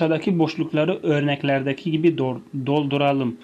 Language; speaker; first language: Turkish; non-native, fluent; Tajik